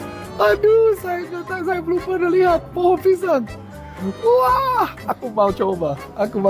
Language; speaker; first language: Indonesian; non-native, learner; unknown